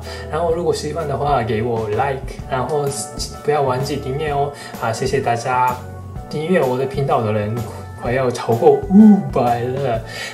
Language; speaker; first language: Chinese; non-native, fluent; Japanese